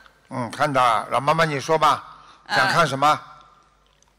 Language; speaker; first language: Chinese; native; Chinese